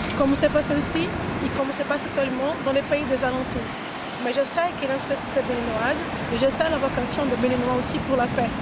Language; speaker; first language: French; non-native, fluent; Portuguese